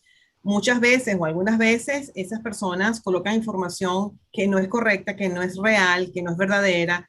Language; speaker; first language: Spanish; native; Spanish